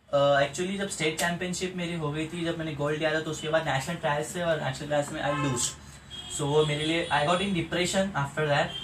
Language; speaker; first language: Hindi; non-native, local second language; Marathi